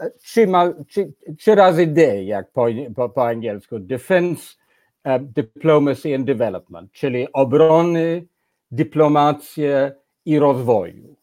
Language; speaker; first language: Polish; non-native, fluent; English